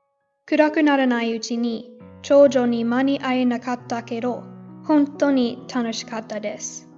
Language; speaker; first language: Japanese; non-native, learner; English